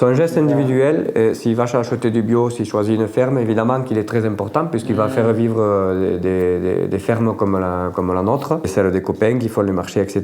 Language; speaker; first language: French; native; French